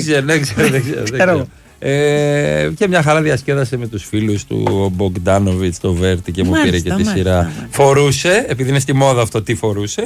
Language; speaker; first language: Greek; native; Greek